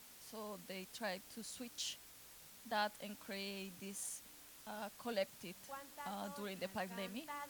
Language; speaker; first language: English; non-native, fluent; Spanish